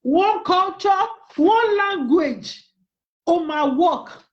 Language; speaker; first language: English; non-native, local second language; Yoruba